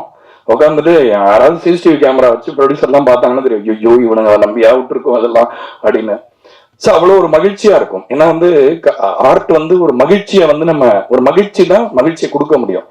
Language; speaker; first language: Tamil; native; Tamil